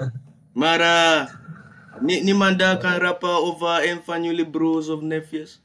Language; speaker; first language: Dutch; non-native, learner; English